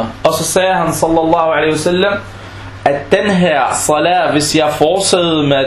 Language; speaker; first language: Danish; non-native, fluent; Arabic